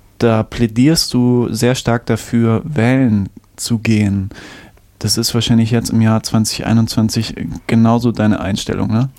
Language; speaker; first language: German; native; German